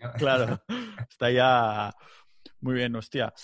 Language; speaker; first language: Spanish; non-native, local second language; Catalan